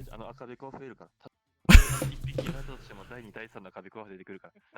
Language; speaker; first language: Japanese; native; Japanese